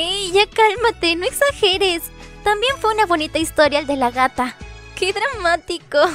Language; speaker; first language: Spanish; native; Spanish